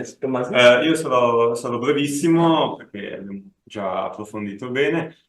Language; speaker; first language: Italian; native; Italian